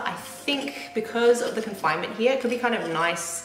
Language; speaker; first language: English; native; English